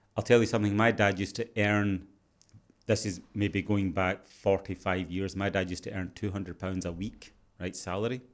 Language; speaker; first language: English; early bilingual, other home language; Urdu